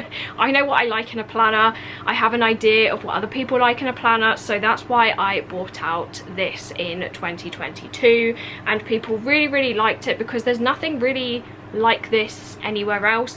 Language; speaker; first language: English; native; English